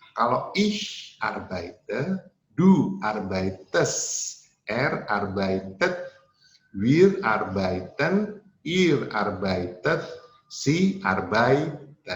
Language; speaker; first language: German; non-native, learner; Indonesian